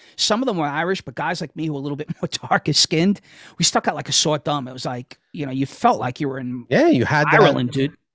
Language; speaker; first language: English; native; English